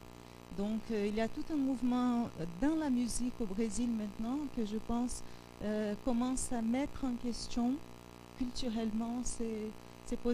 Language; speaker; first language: French; non-native, fluent; Portuguese